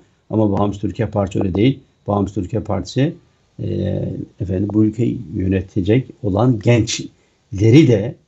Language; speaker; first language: Turkish; native; Turkish